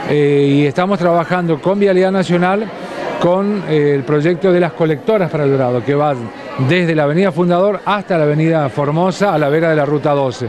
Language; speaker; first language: Spanish; native; Spanish